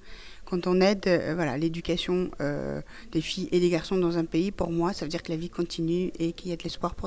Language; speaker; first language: French; early bilingual, other home language; Persian